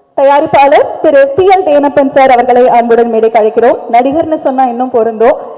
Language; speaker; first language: Tamil; native; Tamil